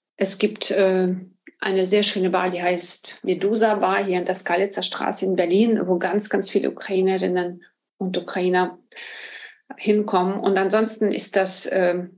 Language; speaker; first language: German; non-native, fluent; Ukrainian